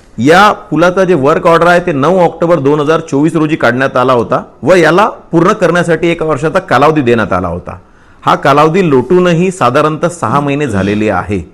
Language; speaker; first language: Marathi; native; Marathi